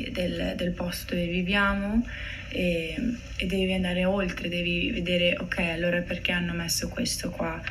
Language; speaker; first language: Italian; non-native, fluent; English